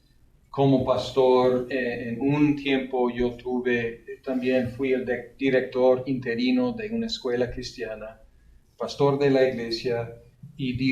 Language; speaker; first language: Spanish; non-native, fluent; English